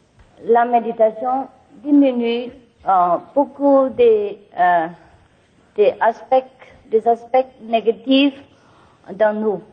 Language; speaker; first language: French; non-native, learner; Vietnamese